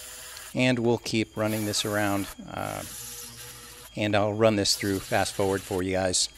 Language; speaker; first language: English; native; English